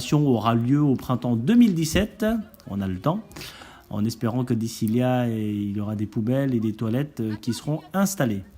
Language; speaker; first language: French; native; French